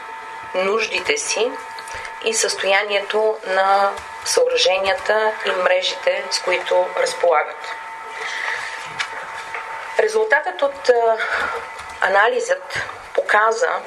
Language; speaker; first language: Bulgarian; native; Bulgarian